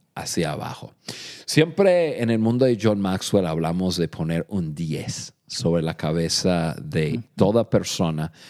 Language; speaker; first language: Spanish; non-native, fluent; English